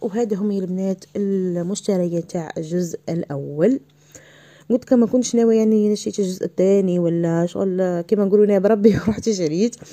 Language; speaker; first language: Arabic; native; Arabic